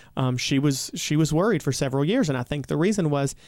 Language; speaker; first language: English; native; English